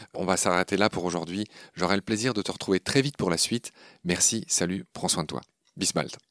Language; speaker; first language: French; native; French